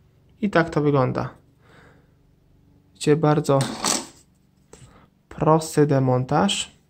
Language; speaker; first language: Polish; native; Polish